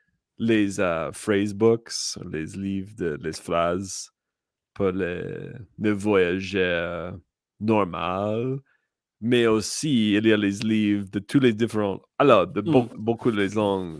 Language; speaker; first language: French; non-native, learner; English